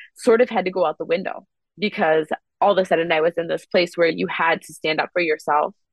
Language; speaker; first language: English; native; English